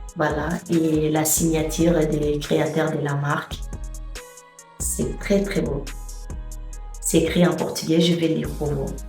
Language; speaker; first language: French; non-native, fluent; Portuguese